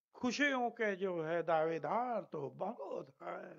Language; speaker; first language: Hindi; non-native, local second language; Marathi